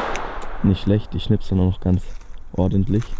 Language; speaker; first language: German; native; German